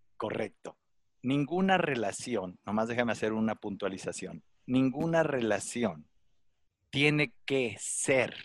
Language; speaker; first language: Spanish; native; Spanish